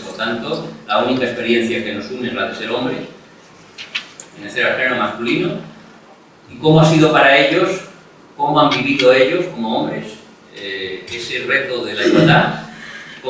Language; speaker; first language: Spanish; non-native, local second language; Catalan